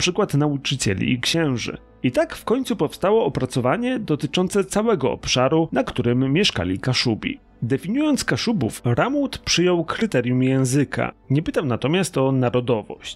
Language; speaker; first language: Polish; native; Polish